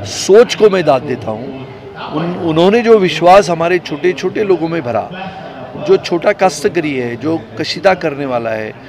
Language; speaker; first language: Hindi; non-native, local second language; Marathi